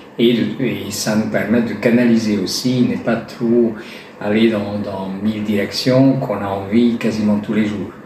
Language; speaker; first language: French; non-native, fluent; Hungarian